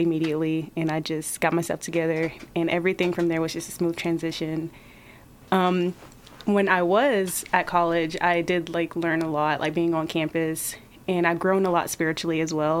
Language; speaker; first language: English; native; English